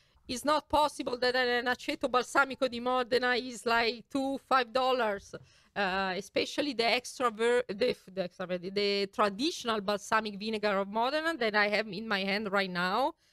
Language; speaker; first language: English; non-native, fluent; Italian